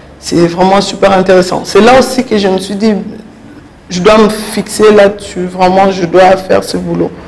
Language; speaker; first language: French; non-native, local second language; Lingala